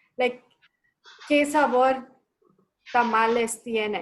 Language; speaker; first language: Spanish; non-native, learner; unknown